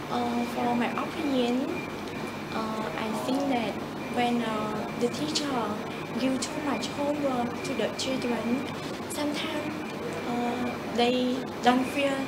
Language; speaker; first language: English; non-native, learner; Khmer